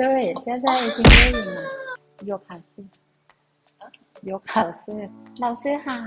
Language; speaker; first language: Chinese; non-native, learner; Thai